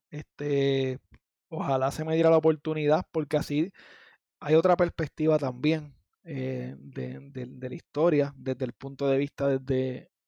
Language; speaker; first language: Spanish; native; Spanish